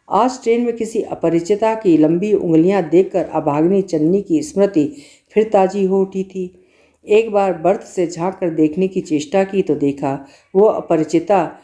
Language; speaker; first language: Hindi; native; Hindi